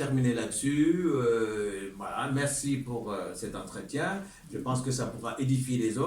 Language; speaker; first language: French; native; French